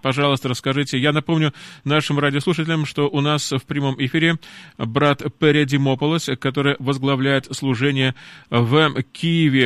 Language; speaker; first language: Russian; non-native, fluent; English